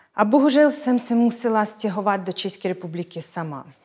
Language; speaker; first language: Czech; non-native, fluent; Ukrainian